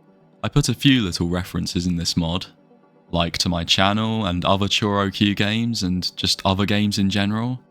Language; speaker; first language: English; native; English